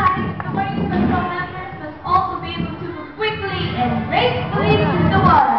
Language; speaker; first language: English; non-native, local second language; Filipino